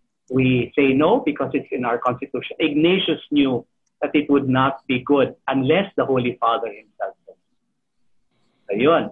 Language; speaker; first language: English; non-native, local second language; Filipino